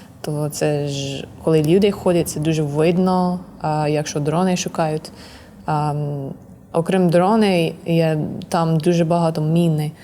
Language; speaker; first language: Ukrainian; non-native, learner; English